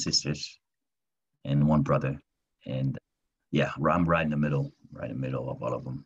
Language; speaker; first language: English; non-native, local second language; French